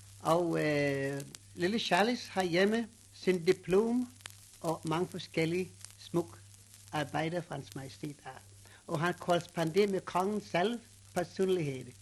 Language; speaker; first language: Danish; non-native, fluent; English